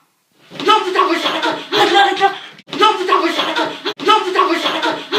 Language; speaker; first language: French; native; French